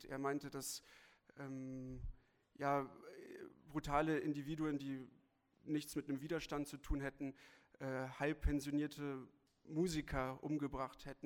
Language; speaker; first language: German; native; German